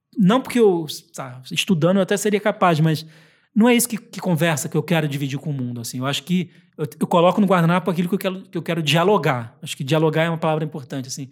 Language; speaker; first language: Portuguese; early bilingual, heritage; Portuguese